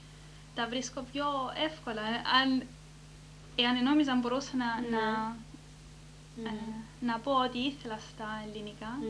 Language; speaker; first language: Greek; early bilingual, heritage; Greek